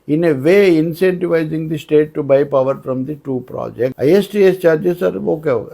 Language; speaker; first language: English; non-native, local second language; Telugu